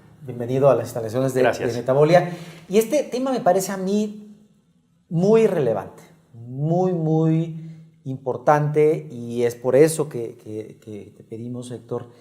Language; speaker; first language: Spanish; native; Spanish